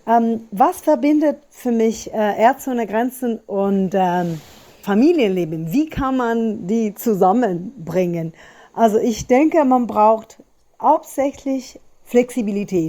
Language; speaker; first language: German; non-native, fluent; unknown